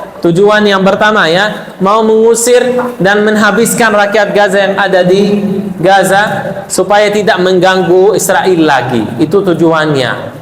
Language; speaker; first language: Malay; non-native, fluent; Arabic